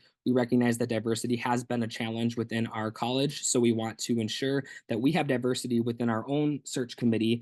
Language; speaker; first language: English; native; English